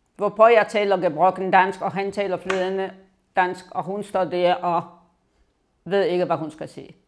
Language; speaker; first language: Danish; non-native, fluent; Polish